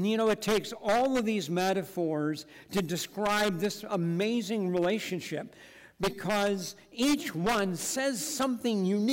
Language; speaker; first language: English; native; English